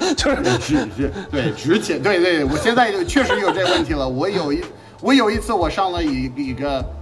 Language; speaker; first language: Chinese; non-native, fluent; English